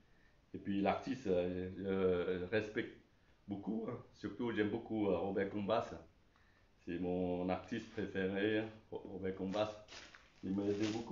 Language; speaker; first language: French; non-native, learner; Chinese